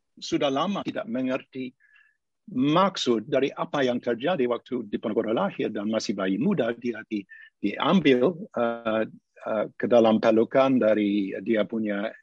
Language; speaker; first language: Indonesian; non-native, fluent; English